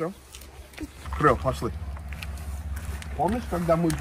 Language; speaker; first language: Ukrainian; non-native, learner; English